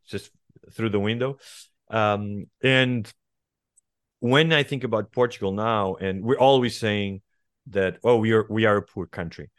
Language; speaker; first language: English; non-native, fluent; Portuguese